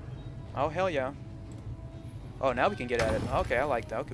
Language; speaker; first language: English; native; English